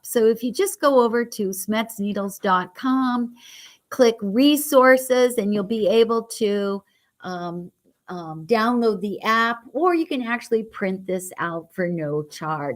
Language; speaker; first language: English; native; English